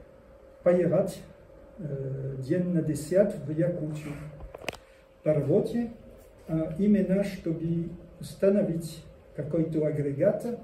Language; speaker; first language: Russian; non-native, learner; French